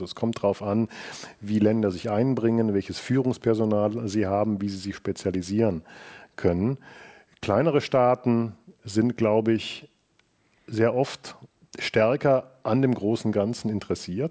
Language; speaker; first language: German; native; German